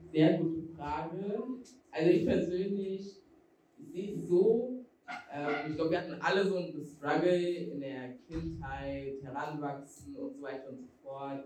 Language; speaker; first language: German; early bilingual, other home language; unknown